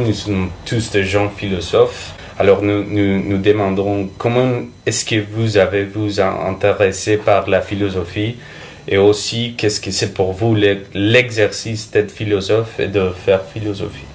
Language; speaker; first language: French; non-native, fluent; Spanish